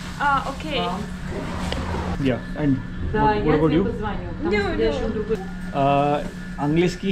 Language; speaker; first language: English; non-native, local second language; Hindi